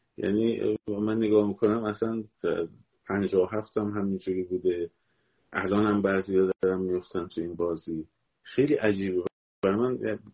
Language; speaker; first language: Persian; native; Persian